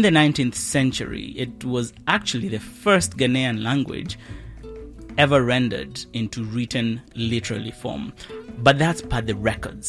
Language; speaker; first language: English; non-native, local second language; Kikuyu